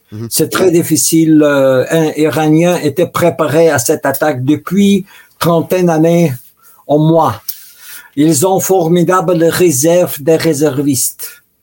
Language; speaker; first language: French; non-native, learner; Russian